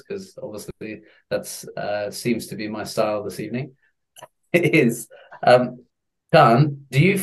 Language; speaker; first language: English; native; English